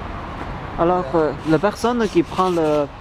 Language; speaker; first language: French; non-native, learner; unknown